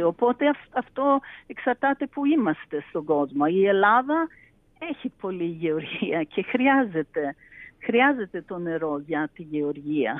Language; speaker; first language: Greek; early bilingual, heritage; Greek